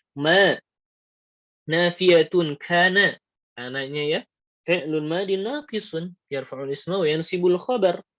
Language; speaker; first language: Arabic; non-native, fluent; Indonesian